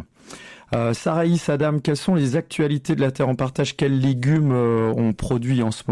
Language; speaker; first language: French; native; French